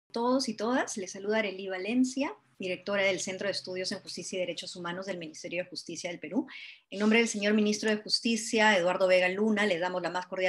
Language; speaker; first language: Spanish; native; Spanish